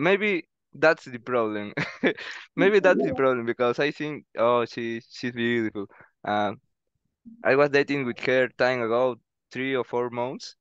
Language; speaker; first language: English; non-native, learner; Spanish